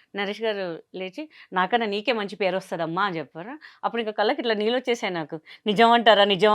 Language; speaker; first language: Telugu; non-native, fluent; Hindi